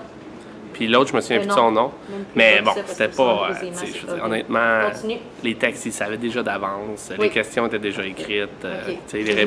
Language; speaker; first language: French; native; French